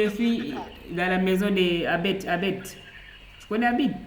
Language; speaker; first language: French; non-native, fluent; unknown